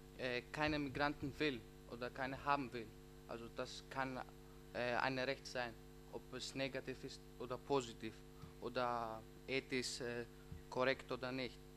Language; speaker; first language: German; non-native, fluent; Greek